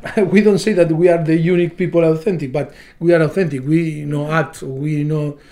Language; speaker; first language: English; non-native, learner; Spanish